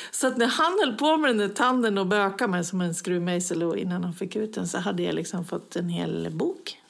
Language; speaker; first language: Swedish; native; Swedish